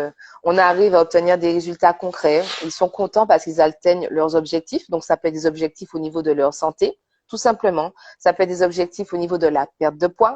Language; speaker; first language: French; native; French